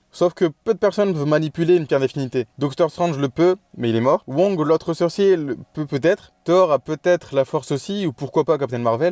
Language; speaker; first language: French; native; French